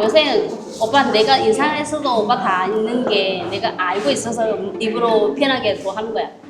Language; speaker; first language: Korean; non-native, learner; Vietnamese